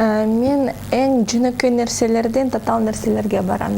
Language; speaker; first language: Kyrgyz; non-native, local second language; Russian